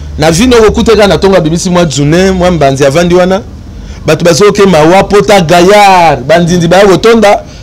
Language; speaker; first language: Lingala; non-native, local second language; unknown